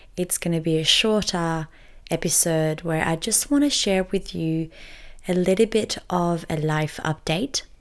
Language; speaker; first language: English; early bilingual, other home language; French